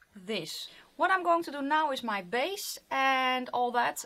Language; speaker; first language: English; non-native, fluent; Dutch